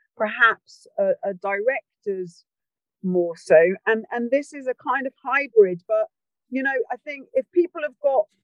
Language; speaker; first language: English; native; English